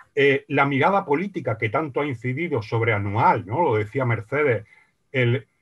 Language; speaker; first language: Spanish; native; Spanish